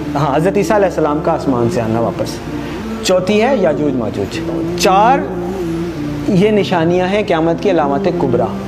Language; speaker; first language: Urdu; non-native, local second language; Pashto